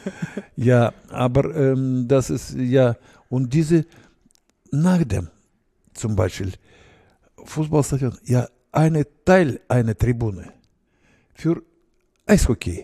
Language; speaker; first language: German; non-native, learner; Russian